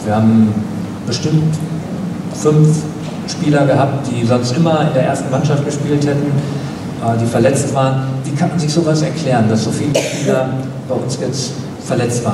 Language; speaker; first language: German; native; German